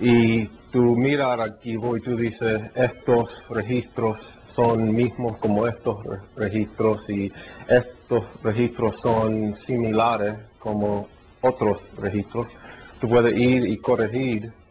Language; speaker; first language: Spanish; early bilingual, heritage; Spanish